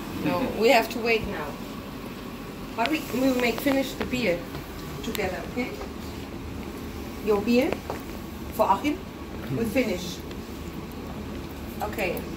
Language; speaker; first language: English; non-native, learner; German